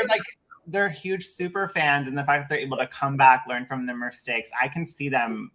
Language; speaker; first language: English; native; English